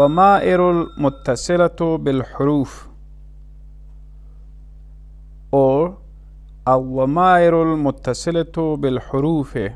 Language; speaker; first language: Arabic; non-native, fluent; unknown